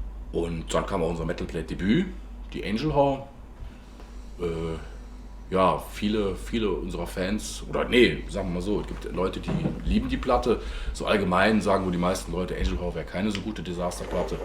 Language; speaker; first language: German; native; German